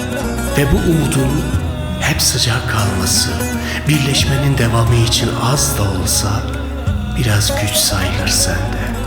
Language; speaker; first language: Turkish; native; Turkish